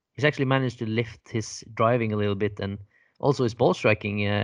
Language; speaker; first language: English; non-native, fluent; Norwegian